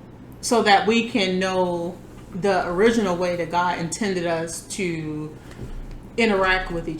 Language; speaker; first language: English; native; English